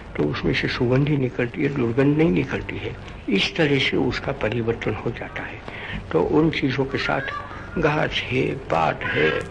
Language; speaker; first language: Hindi; non-native, local second language; Gujarati